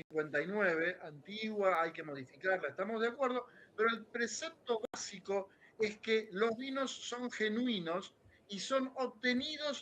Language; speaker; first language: Spanish; native; Spanish